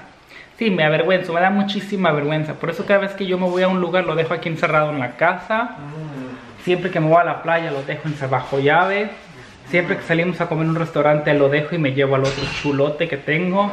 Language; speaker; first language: Spanish; native; Spanish